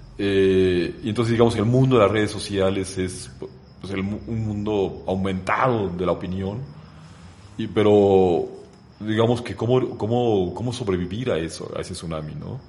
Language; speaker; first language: Spanish; native; Spanish